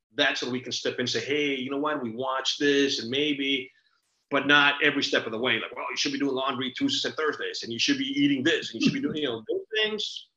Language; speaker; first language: English; early bilingual, other home language; Spanish